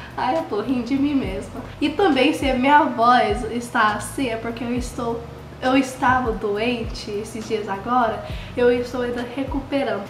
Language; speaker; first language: Portuguese; early bilingual, heritage; Portuguese